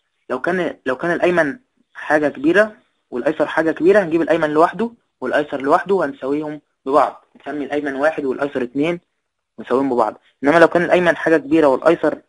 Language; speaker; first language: Arabic; native; Arabic